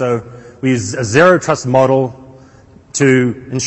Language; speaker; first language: English; native; English